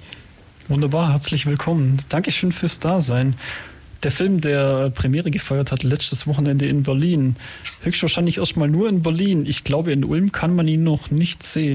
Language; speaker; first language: German; native; German